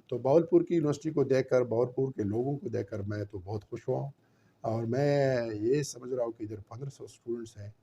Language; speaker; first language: Urdu; non-native, local second language; Pashto